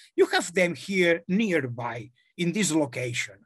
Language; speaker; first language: English; non-native, fluent; Catalan